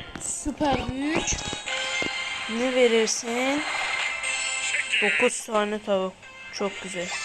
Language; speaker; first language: Turkish; native; Turkish